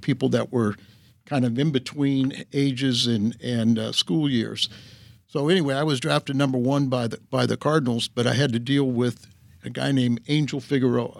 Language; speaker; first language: English; native; English